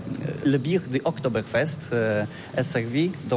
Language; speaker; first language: French; non-native, learner; Polish